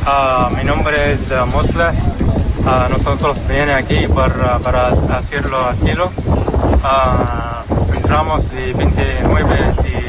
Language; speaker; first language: Spanish; non-native, learner; Arabic